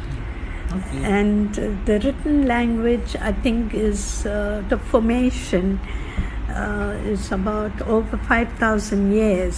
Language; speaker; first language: English; non-native, local second language; Tamil